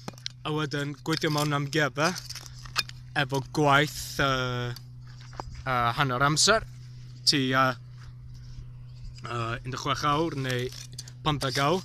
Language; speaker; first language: Welsh; non-native, learner; English